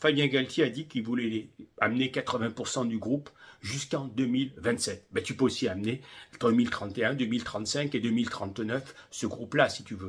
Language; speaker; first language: French; native; French